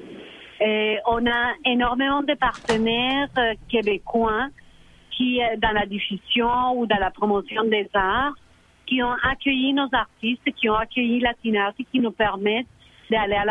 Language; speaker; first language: French; non-native, fluent; Spanish